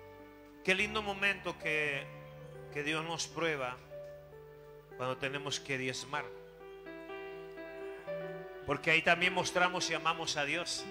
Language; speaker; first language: Spanish; native; Spanish